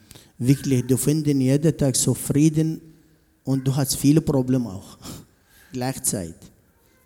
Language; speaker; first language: German; non-native, learner; Arabic